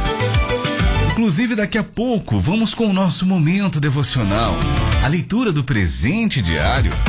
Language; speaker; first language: Portuguese; native; Portuguese